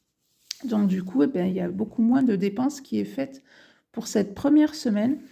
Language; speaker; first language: French; native; French